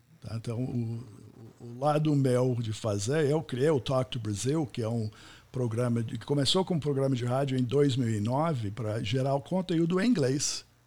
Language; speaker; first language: Portuguese; non-native, fluent; English